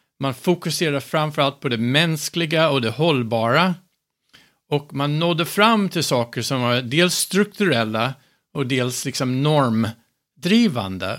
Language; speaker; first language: Swedish; non-native, fluent; English